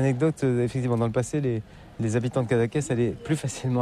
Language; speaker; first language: French; native; French